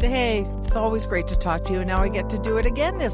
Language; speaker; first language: English; native; English